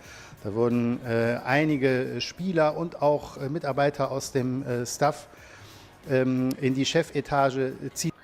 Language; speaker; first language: German; native; German